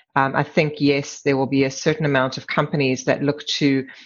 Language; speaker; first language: English; native; English